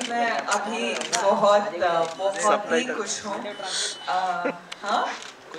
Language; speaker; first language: Hindi; non-native, local second language; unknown